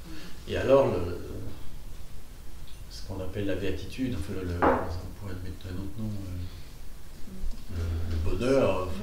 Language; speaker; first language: French; native; French